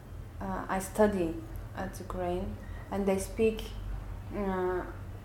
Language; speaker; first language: English; non-native, learner; Bulgarian